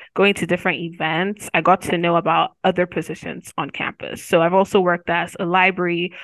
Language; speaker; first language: English; non-native, local second language; Yoruba